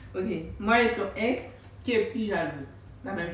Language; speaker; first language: French; non-native, learner; Haitian Creole